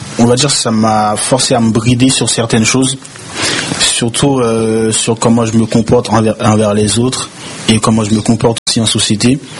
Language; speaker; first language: French; early bilingual, other home language; Haitian Creole